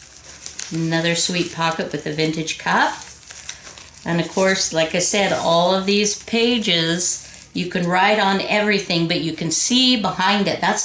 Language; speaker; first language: English; native; English